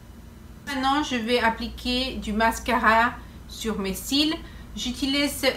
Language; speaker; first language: French; non-native, fluent; Spanish